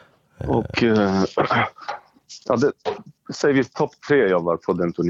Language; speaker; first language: Swedish; non-native, fluent; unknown